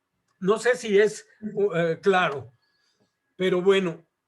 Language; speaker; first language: Spanish; native; Spanish